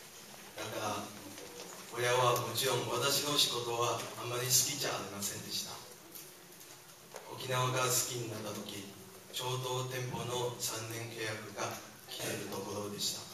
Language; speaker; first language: Japanese; non-native, fluent; Chinese